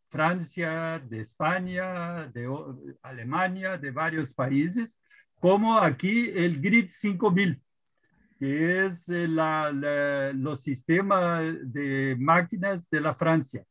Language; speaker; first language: Spanish; non-native, fluent; Portuguese